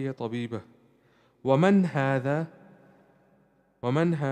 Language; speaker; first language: Arabic; non-native, fluent; English